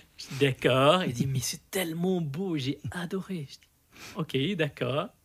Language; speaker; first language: French; non-native, fluent; Arabic